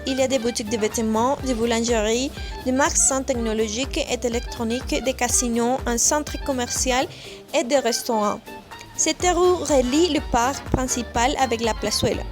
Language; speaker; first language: French; non-native, learner; Spanish